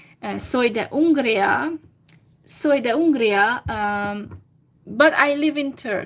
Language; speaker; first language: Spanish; non-native, learner; Hungarian